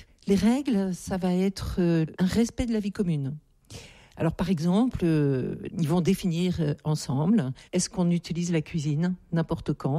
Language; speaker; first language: French; native; French